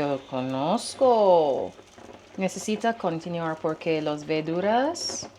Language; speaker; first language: Spanish; non-native, learner; English